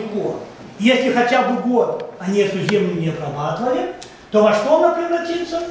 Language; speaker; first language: Russian; native; Russian